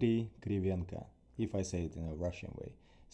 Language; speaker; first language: English; non-native, fluent; Ukrainian